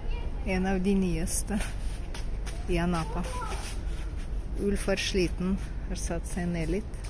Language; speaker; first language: Norwegian; non-native, fluent; Russian